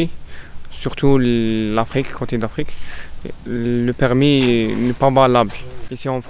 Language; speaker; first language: French; non-native, learner; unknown